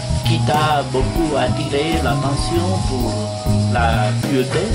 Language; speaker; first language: French; non-native, fluent; Spanish